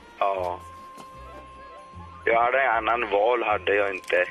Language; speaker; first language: Swedish; non-native, fluent; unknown